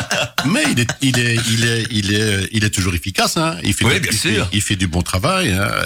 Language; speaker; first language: French; native; French